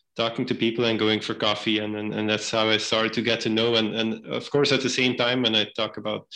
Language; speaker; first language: English; non-native, fluent; Dutch